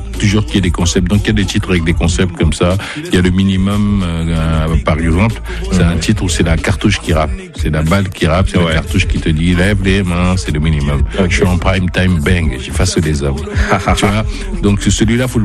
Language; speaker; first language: French; native; French